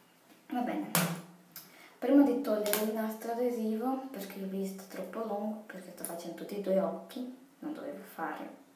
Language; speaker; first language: Italian; non-native, fluent; Portuguese